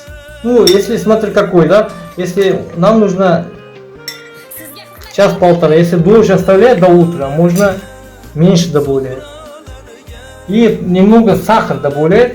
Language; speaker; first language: Russian; non-native, learner; Uzbek